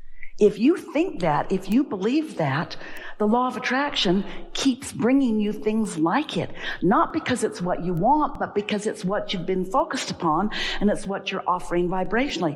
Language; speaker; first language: English; native; English